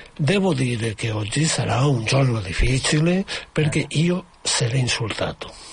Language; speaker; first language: Italian; non-native, learner; Catalan